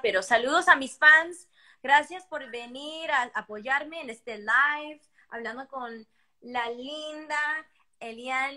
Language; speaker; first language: Spanish; early bilingual, heritage; Spanish